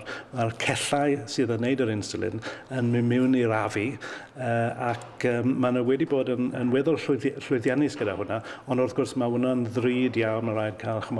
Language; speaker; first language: Welsh; native; Welsh